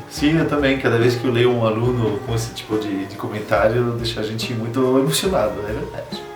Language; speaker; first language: Portuguese; non-native, fluent; French